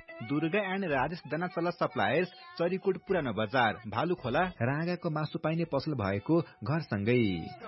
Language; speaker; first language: Nepali; native; Nepali